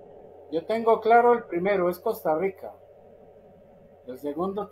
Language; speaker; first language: Spanish; native; Spanish